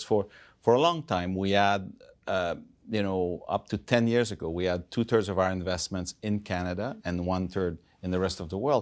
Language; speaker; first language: English; non-native, fluent; French